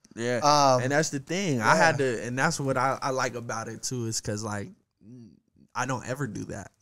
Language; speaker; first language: English; native; English